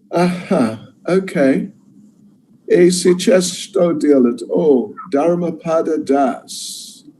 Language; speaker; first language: Russian; non-native, learner; English